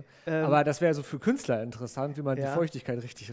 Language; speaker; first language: German; native; German